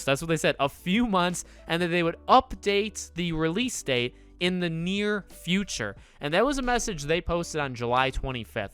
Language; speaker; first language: English; native; English